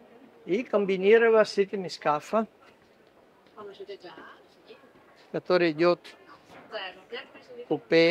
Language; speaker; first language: Russian; non-native, fluent; Italian